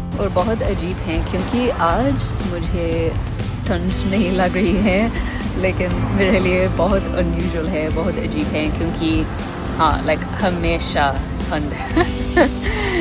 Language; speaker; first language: Hindi; non-native, learner; English